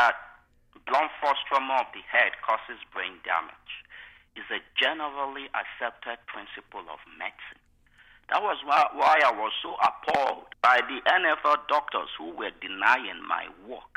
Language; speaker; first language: English; non-native, local second language; Igbo